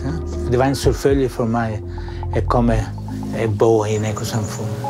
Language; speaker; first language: Danish; non-native, fluent; Italian